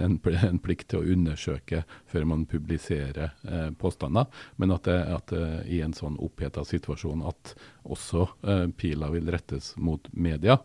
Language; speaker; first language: Norwegian; native; Norwegian